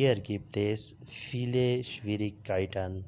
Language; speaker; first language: German; non-native, learner; Urdu